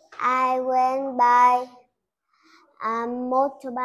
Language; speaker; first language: English; non-native, learner; Vietnamese